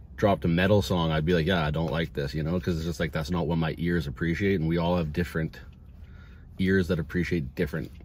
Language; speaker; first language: English; native; English